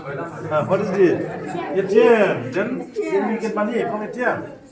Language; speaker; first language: English; non-native, local second language; Bodo